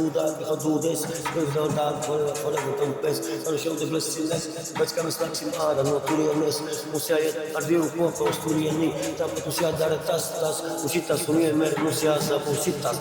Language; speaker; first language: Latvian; non-native, local second language; Russian